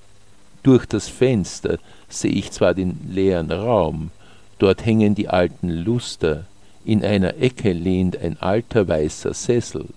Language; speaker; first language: German; native; German